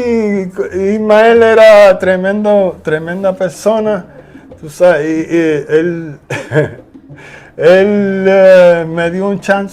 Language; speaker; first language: Spanish; early bilingual, heritage; Spanish